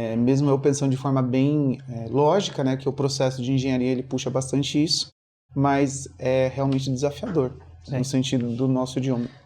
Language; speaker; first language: Portuguese; native; Portuguese